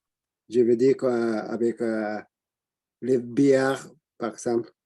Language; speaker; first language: French; non-native, learner; Spanish